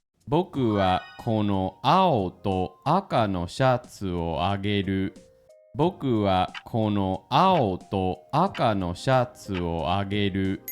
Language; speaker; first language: Japanese; non-native, fluent; English